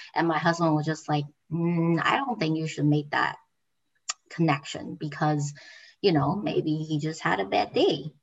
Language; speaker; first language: English; non-native, fluent; Chinese